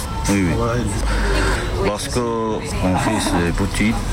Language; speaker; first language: French; non-native, learner; Arabic